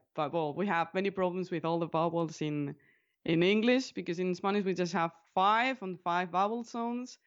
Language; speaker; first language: English; non-native, fluent; Spanish